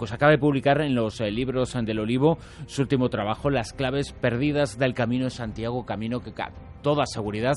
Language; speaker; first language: Spanish; native; Spanish